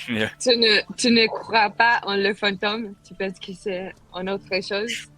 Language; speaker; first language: French; non-native, learner; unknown